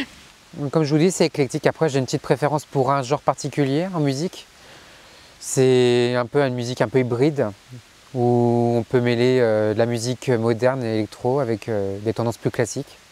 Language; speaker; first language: French; native; French